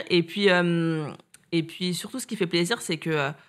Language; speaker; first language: French; native; French